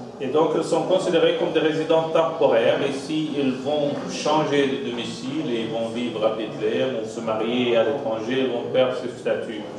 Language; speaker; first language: French; non-native, fluent; Arabic